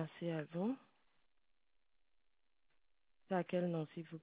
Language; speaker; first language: French; native; French